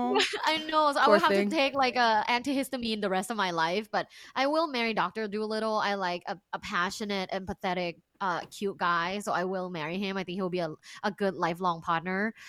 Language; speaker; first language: English; non-native, fluent; Thai